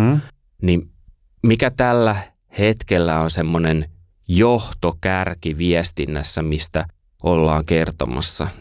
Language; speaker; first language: Finnish; native; Finnish